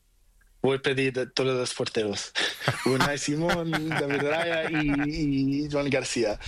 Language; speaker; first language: Spanish; non-native, learner; Portuguese